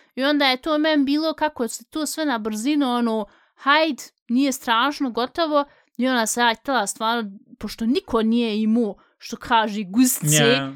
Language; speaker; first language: Bosnian; early bilingual, heritage; Bosnian